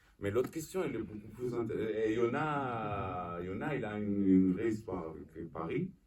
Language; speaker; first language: French; non-native, fluent; Hebrew